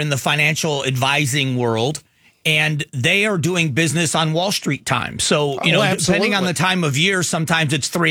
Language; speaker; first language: English; native; English